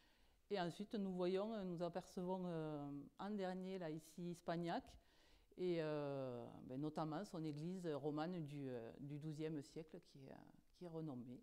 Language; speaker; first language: French; native; French